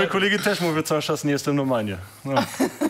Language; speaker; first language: Polish; non-native, learner; German